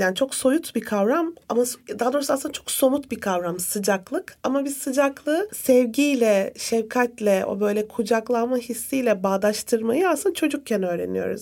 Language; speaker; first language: Turkish; native; Turkish